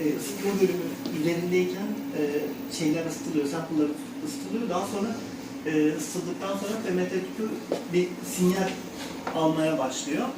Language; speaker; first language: Turkish; native; Turkish